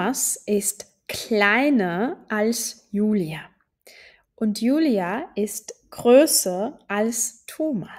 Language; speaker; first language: German; non-native, fluent; Czech